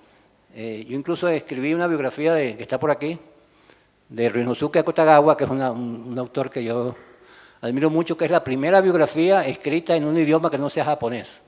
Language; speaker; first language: Spanish; native; Spanish